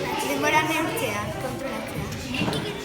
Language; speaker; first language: Basque; non-native, local second language; Spanish